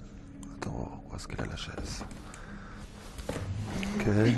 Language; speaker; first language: French; native; French